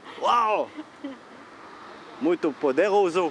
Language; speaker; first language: Portuguese; non-native, learner; French